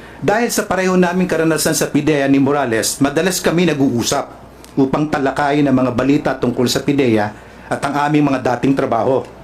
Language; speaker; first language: Filipino; non-native, local second language; Cebuano